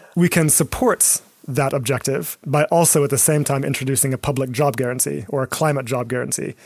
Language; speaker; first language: English; native; English